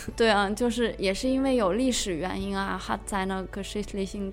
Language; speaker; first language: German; non-native, fluent; Chinese